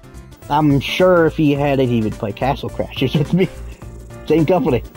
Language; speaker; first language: English; native; English